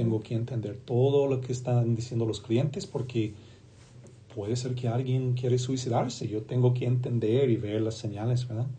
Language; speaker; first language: Spanish; non-native, fluent; English